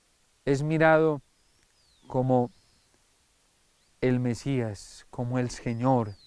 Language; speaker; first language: Spanish; native; Spanish